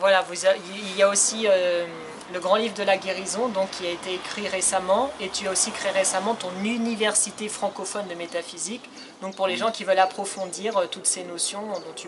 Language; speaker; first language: French; native; French